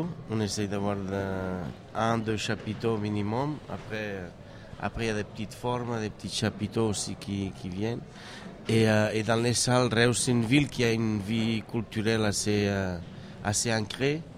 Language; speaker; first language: French; non-native, fluent; Catalan